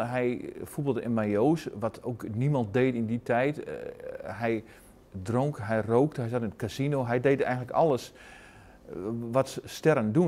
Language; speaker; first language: Dutch; native; Dutch